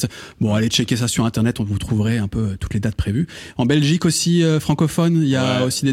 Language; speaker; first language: French; native; French